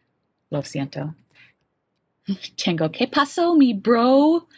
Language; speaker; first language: Spanish; non-native, learner; English